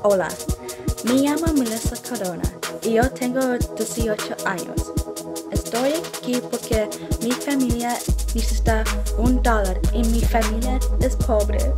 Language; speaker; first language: Spanish; non-native, learner; English